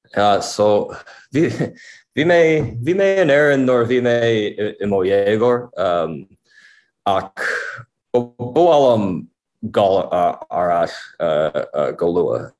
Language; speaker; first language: Irish; non-native, learner; English